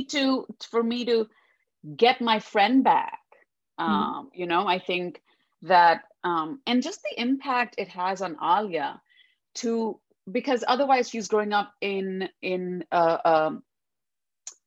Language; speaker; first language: English; non-native, local second language; Hindi